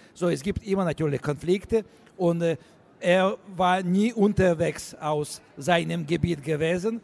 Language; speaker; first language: German; non-native, learner; Russian